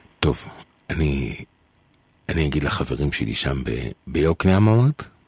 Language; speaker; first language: Hebrew; native; Hebrew